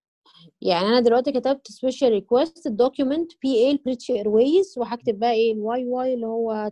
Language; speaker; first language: Arabic; native; Arabic